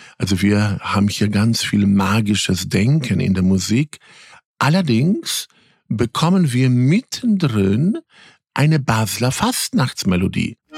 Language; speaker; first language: German; early bilingual, other home language; Polish